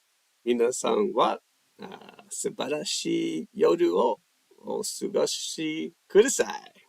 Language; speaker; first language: Japanese; non-native, fluent; English